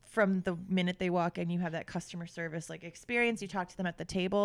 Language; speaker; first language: English; early bilingual, other home language; Romanian